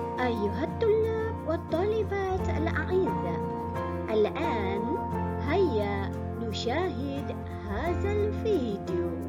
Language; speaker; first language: Arabic; non-native, fluent; Malay